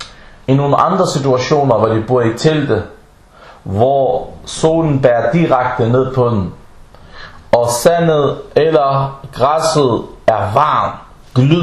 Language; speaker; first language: Danish; non-native, fluent; Arabic